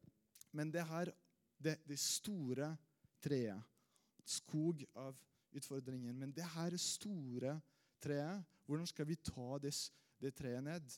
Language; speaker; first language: Norwegian; non-native, fluent; French